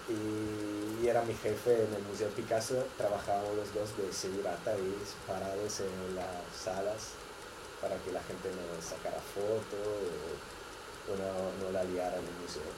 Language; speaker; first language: Spanish; non-native, fluent; Italian